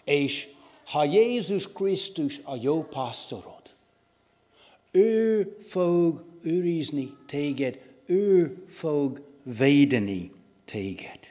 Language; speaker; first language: Hungarian; non-native, learner; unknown